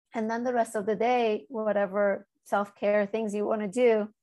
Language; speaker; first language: English; early bilingual, other home language; Turkish